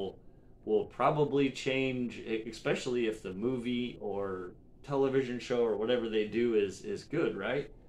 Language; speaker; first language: English; native; English